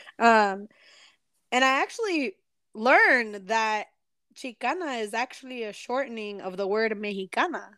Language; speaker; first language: English; early bilingual, other home language; Spanish